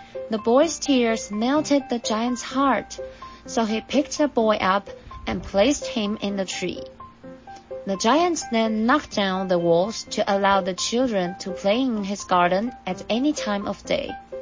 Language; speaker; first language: English; non-native, fluent; Chinese